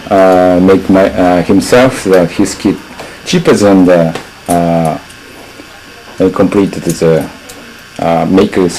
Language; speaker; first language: English; non-native, learner; Japanese